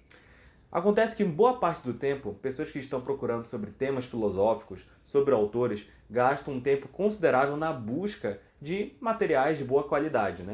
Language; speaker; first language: Portuguese; native; Portuguese